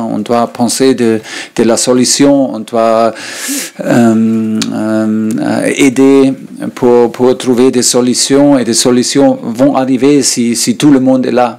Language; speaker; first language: French; non-native, learner; German